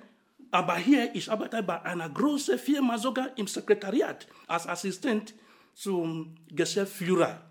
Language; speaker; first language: German; non-native, fluent; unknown